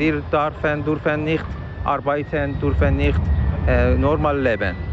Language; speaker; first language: German; non-native, learner; Persian